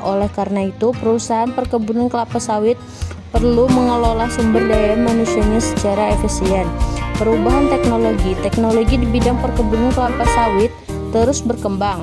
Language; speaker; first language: Indonesian; native; Indonesian